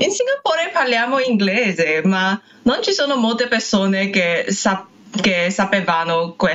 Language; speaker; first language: Italian; non-native, learner; English